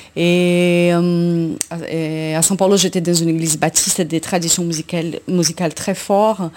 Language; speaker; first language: French; non-native, fluent; Portuguese